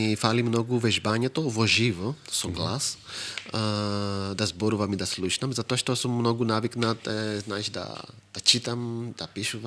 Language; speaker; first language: Macedonian; non-native, fluent; Greek